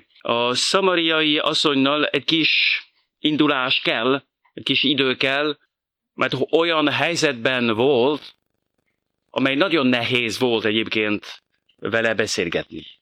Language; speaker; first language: Hungarian; non-native, fluent; French